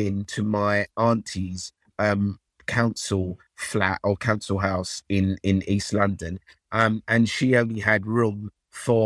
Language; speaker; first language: English; early bilingual, other home language; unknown